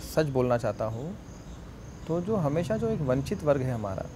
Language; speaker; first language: Hindi; non-native, local second language; Marathi